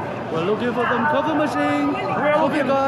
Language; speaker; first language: English; non-native, learner; Arabic